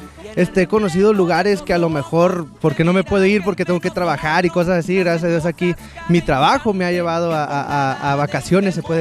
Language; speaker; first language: Spanish; native; Spanish